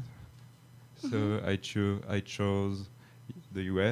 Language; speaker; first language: English; non-native, fluent; French